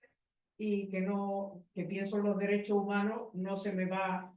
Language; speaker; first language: Spanish; native; Spanish